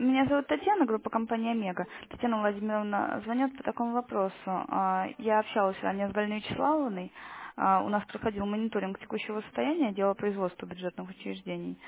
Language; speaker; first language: Russian; native; Russian